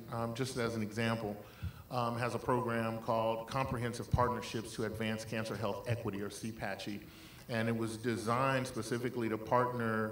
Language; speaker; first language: English; native; English